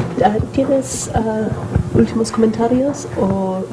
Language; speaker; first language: Spanish; non-native, learner; English